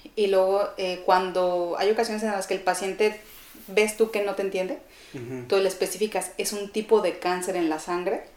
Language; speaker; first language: Spanish; native; Spanish